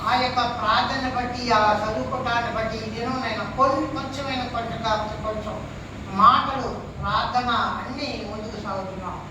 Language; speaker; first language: Telugu; non-native, local second language; Tamil